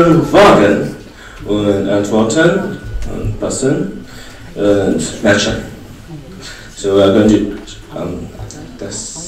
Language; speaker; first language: German; non-native, learner; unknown